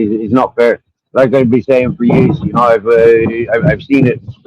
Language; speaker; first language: English; native; English